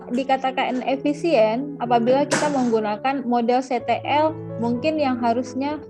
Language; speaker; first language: Indonesian; native; Indonesian